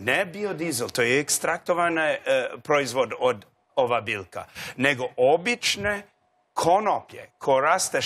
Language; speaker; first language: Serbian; non-native, learner; English